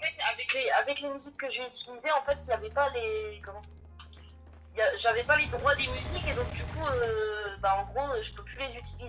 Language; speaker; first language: French; native; French